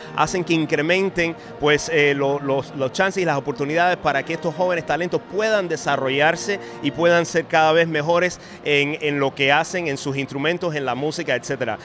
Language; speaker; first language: Spanish; native; Spanish